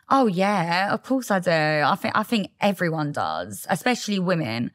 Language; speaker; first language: English; native; English